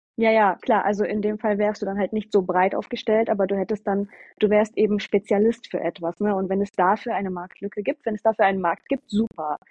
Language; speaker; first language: German; early bilingual, other home language; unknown